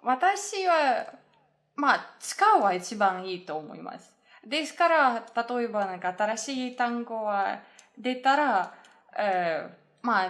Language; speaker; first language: Japanese; non-native, fluent; Russian